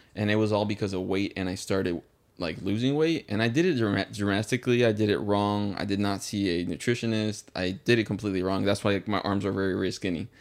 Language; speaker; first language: English; native; English